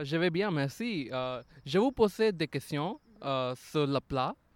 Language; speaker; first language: French; non-native, learner; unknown